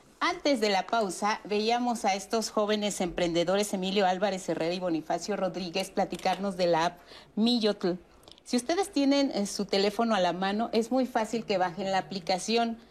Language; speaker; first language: Spanish; native; Spanish